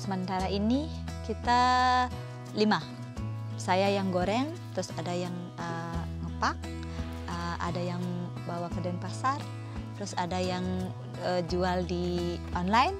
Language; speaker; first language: Indonesian; non-native, local second language; Balinese